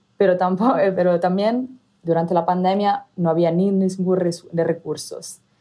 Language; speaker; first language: Spanish; non-native, fluent; Italian